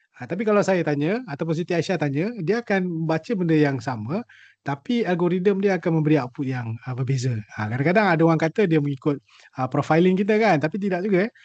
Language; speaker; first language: Malay; native; Malay